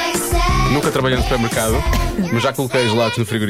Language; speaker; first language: Portuguese; native; Portuguese